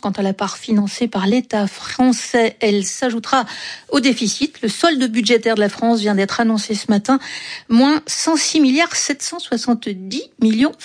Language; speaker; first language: French; native; French